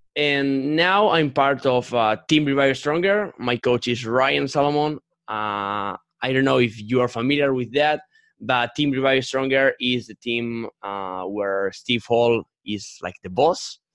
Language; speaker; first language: English; non-native, fluent; Spanish